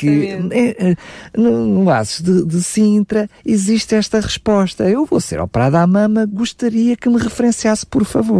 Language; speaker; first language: Portuguese; native; Portuguese